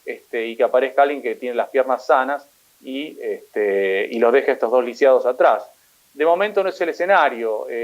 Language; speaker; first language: Spanish; native; Spanish